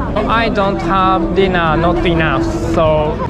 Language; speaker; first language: English; non-native, learner; Japanese